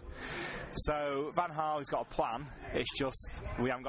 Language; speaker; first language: English; native; English